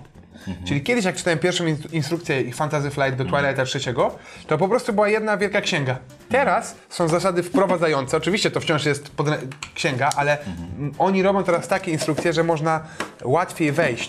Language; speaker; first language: Polish; native; Polish